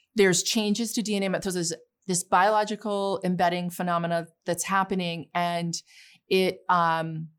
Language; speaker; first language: English; early bilingual, other home language; Polish